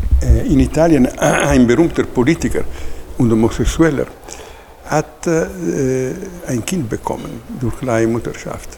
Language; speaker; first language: German; non-native, fluent; Italian